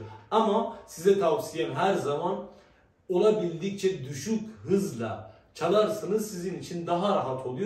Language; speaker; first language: Turkish; non-native, fluent; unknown